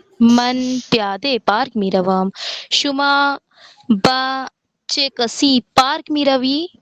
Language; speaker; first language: Persian; non-native, learner; Urdu